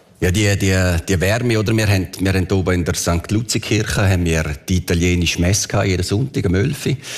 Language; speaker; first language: German; non-native, local second language; Italian